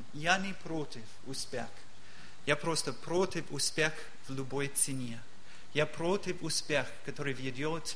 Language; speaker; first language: Russian; non-native, learner; English